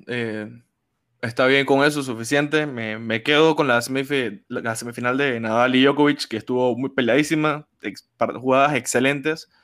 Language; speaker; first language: Spanish; native; Spanish